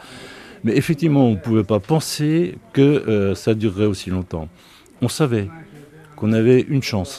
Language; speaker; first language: French; native; French